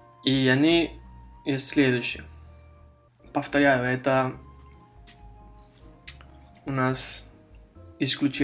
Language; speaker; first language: Russian; non-native, fluent; Spanish